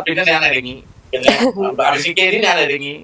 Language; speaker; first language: Malayalam; non-native, local second language; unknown